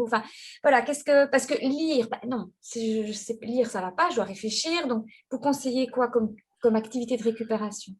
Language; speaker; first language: French; native; French